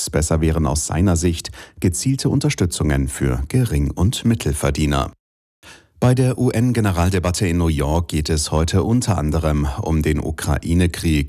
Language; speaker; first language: German; native; German